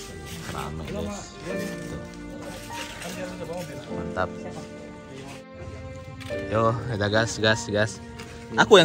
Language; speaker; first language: Indonesian; native; Indonesian